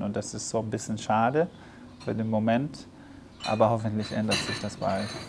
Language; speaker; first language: German; non-native, fluent; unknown